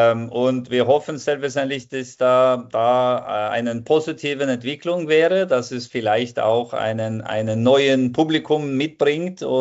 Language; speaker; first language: German; non-native, fluent; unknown